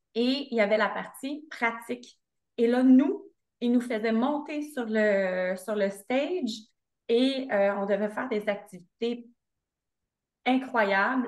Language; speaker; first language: French; native; French